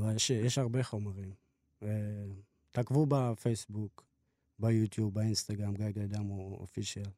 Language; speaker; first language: Hebrew; native; Hebrew